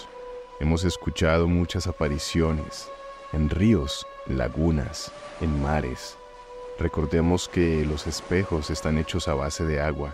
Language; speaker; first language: Spanish; native; Spanish